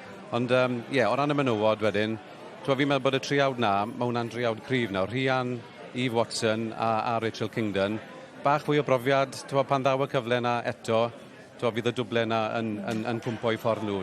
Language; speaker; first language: Welsh; native; Welsh